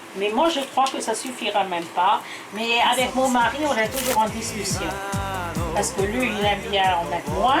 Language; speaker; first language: French; non-native, fluent; Hungarian